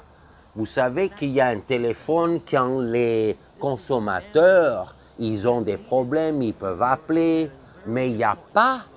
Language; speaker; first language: French; non-native, fluent; English